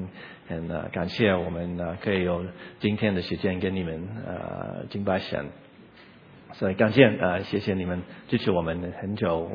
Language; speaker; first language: Chinese; non-native, learner; English